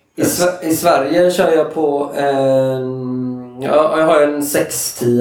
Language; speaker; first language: Swedish; native; Swedish